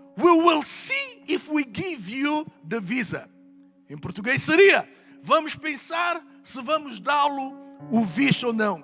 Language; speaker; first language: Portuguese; native; Portuguese